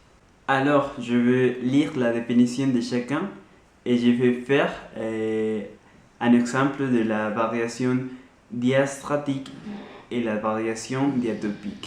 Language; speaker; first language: French; non-native, learner; Spanish